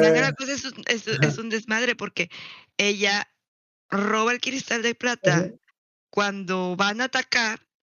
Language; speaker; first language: Spanish; native; Spanish